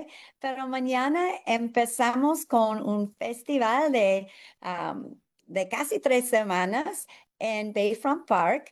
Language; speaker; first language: Spanish; non-native, fluent; English